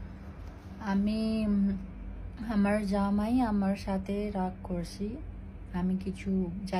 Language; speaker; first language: Bangla; non-native, learner; Hindi